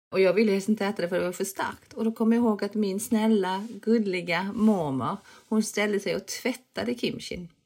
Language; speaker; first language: Swedish; early bilingual, other home language; Korean